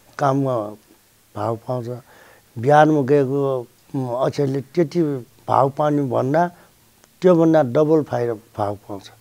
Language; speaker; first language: Nepali; non-native, local second language; Newari